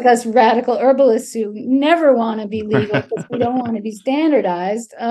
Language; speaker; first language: English; native; English